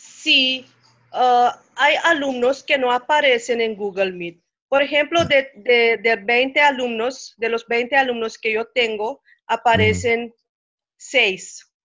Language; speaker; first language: Spanish; non-native, fluent; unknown